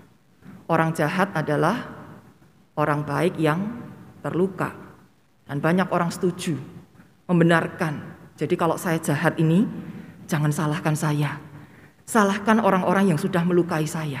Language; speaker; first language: Indonesian; native; Indonesian